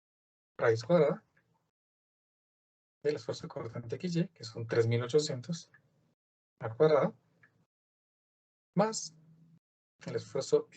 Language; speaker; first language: Spanish; native; Spanish